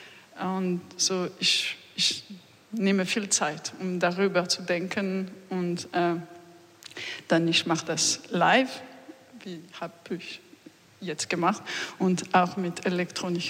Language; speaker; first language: German; non-native, fluent; French